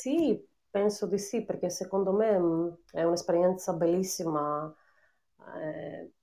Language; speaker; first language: Italian; non-native, fluent; Greek